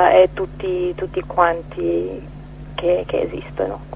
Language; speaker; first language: Italian; non-native, fluent; Croatian